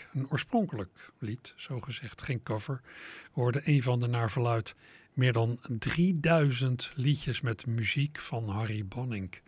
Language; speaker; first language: Dutch; native; Dutch